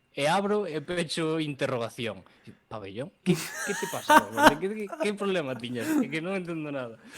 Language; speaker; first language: Galician; native; Galician